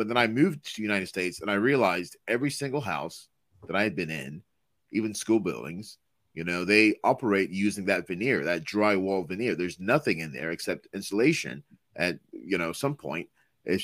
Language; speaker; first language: English; non-native, local second language; Yoruba